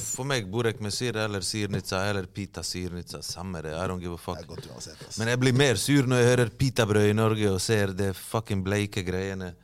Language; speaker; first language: Norwegian; early bilingual, other home language; Bosnian